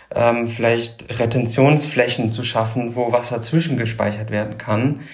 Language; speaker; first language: German; native; German